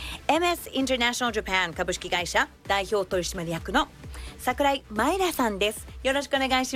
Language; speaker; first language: Japanese; native; Japanese